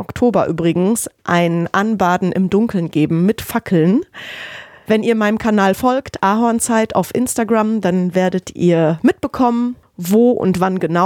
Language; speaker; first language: German; native; German